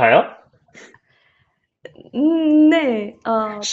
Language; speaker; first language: Korean; non-native, learner; Indonesian